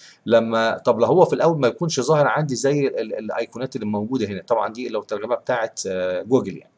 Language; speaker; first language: Arabic; native; Arabic